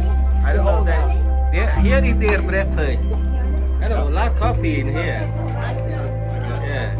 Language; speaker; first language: English; non-native, learner; Vietnamese